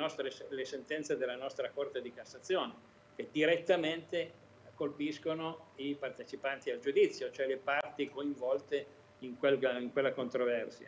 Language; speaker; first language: Italian; native; Italian